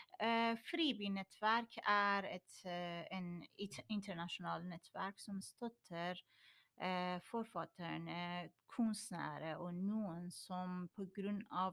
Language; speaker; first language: Norwegian; non-native, learner; Persian